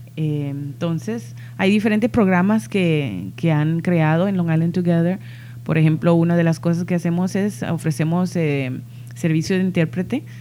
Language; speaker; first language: Spanish; early bilingual, heritage; Spanish